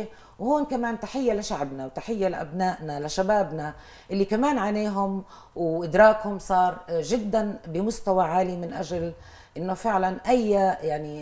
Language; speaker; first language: Arabic; native; Arabic